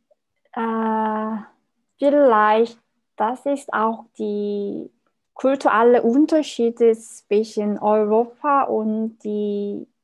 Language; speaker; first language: German; non-native, learner; Korean